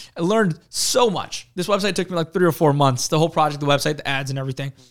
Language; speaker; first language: English; early bilingual, other home language; Urdu